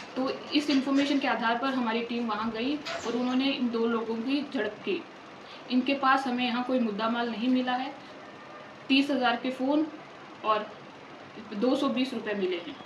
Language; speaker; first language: Hindi; non-native, local second language; Gujarati